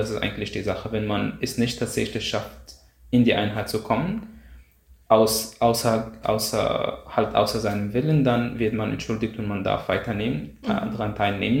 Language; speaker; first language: German; non-native, fluent; Arabic